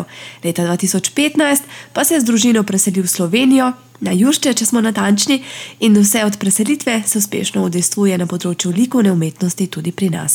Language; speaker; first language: Slovenian; native; Slovenian